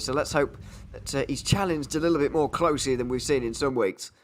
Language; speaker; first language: English; native; English